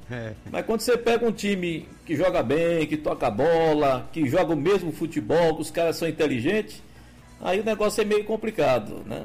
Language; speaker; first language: Portuguese; native; Portuguese